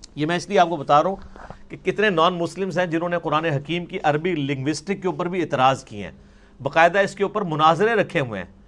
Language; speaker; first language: Urdu; non-native, local second language; Punjabi